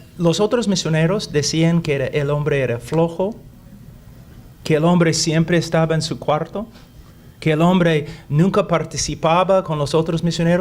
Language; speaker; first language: Spanish; non-native, fluent; English